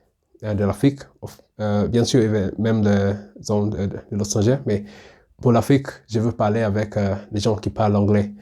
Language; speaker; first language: French; non-native, learner; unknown